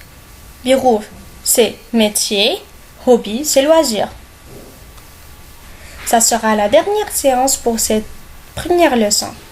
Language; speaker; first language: French; non-native, local second language; Arabic